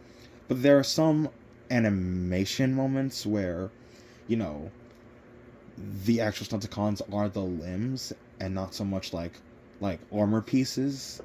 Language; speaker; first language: English; native; English